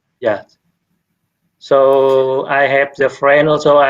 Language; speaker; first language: English; non-native, learner; Vietnamese